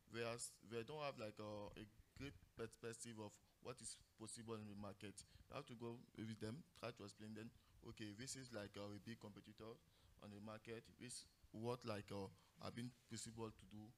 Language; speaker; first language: English; non-native, local second language; French